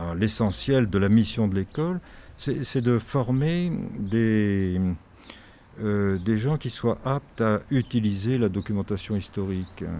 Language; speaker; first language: French; native; French